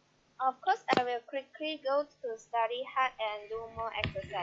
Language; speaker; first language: English; non-native, learner; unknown